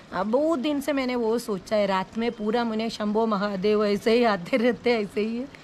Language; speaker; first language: Hindi; non-native, local second language; Malayalam